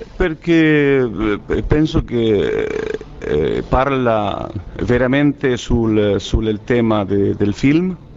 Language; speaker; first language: Italian; early bilingual, heritage; Spanish